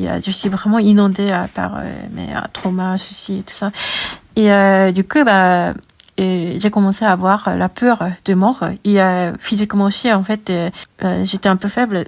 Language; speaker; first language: French; non-native, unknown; Japanese